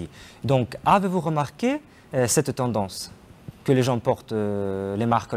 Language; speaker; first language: French; non-native, fluent; Ukrainian